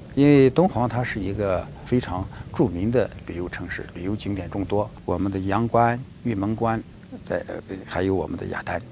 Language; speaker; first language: Chinese; native; Chinese